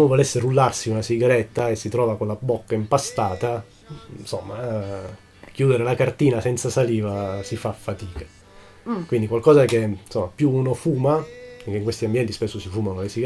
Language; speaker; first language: Italian; native; Italian